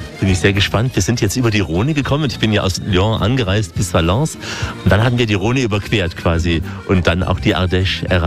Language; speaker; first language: German; native; German